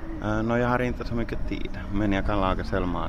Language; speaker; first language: Swedish; non-native, learner; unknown